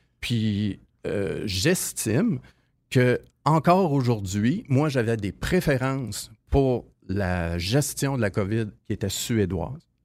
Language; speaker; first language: French; native; French